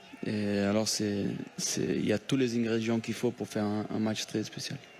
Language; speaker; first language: French; non-native, fluent; Portuguese